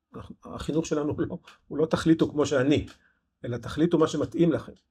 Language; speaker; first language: Hebrew; native; Hebrew